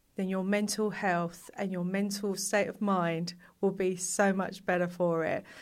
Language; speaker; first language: English; native; English